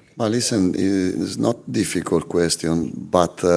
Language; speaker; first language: English; non-native, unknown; Italian